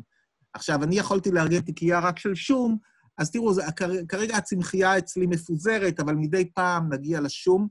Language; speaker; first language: Hebrew; native; Hebrew